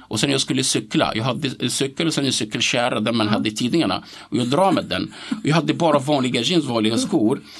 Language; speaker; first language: Swedish; non-native, fluent; Arabic